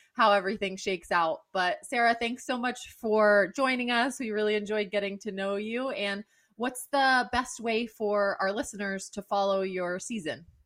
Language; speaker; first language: English; native; English